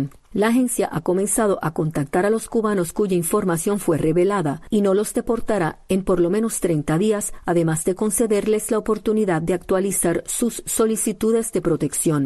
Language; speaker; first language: Spanish; native; Spanish